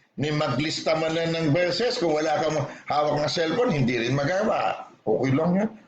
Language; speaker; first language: Filipino; non-native, local second language; Hiligaynon